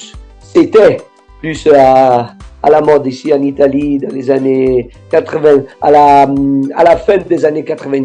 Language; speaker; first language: French; non-native, fluent; Italian